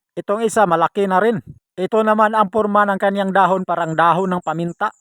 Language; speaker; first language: Filipino; non-native, local second language; Cebuano